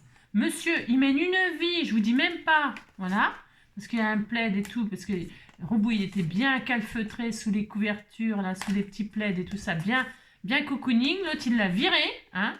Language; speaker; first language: French; native; French